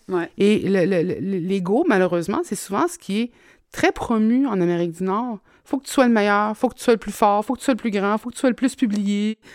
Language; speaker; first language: French; native; French